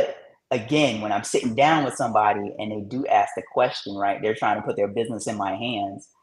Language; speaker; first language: English; native; English